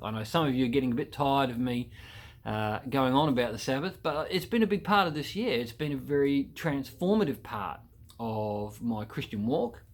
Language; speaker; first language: English; native; English